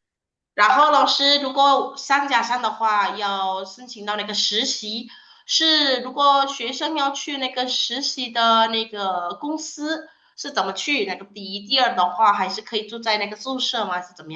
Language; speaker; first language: Chinese; non-native, fluent; Indonesian